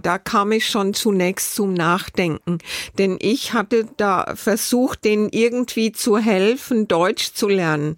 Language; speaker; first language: German; native; German